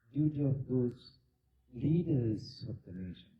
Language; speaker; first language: English; non-native, local second language; Sinhala